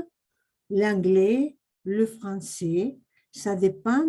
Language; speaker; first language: French; non-native, fluent; Spanish